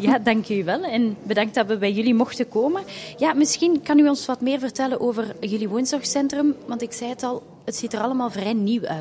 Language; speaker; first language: Dutch; native; Dutch